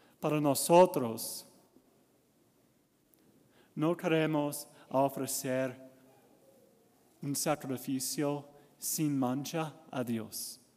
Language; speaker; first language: Spanish; non-native, learner; English